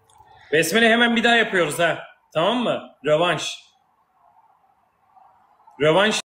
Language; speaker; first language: Turkish; native; Turkish